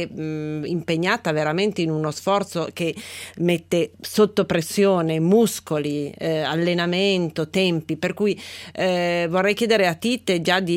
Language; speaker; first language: Italian; native; Italian